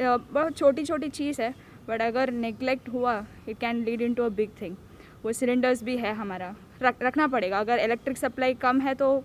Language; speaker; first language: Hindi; non-native, local second language; Telugu